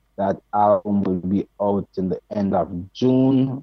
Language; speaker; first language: English; non-native, local second language; Jamaican Creole English